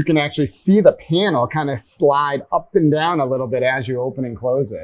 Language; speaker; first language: English; native; English